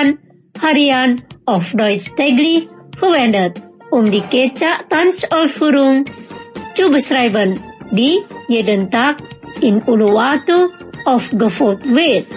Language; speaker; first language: German; non-native, fluent; Indonesian